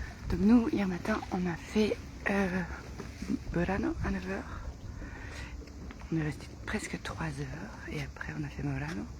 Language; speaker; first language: French; native; French